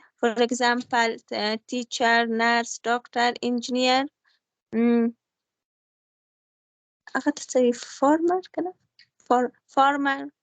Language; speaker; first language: English; non-native, learner; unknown